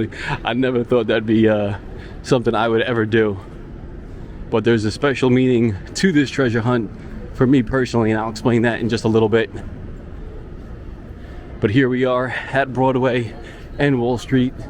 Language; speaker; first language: English; native; English